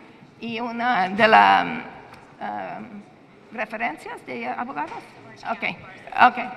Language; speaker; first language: Spanish; non-native, fluent; English